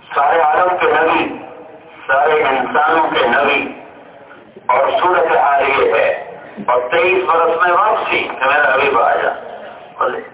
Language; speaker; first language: Urdu; non-native, local second language; Punjabi